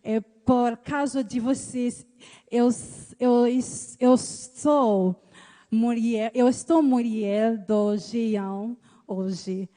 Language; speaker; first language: Portuguese; non-native, learner; Haitian Creole